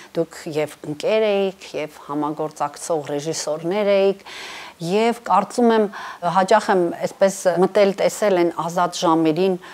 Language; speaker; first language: Armenian; native; Armenian